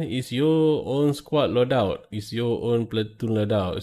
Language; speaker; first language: English; non-native, local second language; Malay